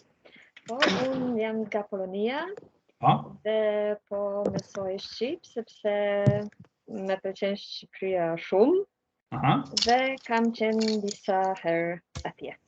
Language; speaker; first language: Albanian; non-native, learner; Polish